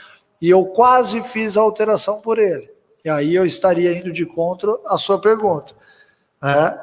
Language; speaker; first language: Portuguese; native; Portuguese